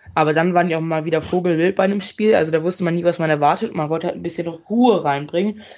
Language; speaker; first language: German; native; German